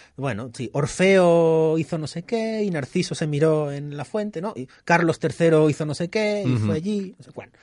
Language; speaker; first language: Spanish; non-native, local second language; Catalan